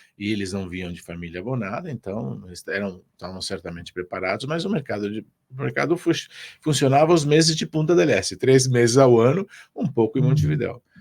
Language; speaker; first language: Portuguese; early bilingual, other home language; Spanish